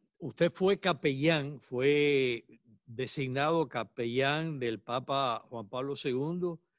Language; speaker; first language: Spanish; native; Spanish